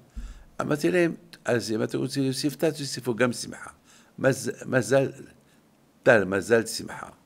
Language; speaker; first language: Hebrew; non-native, fluent; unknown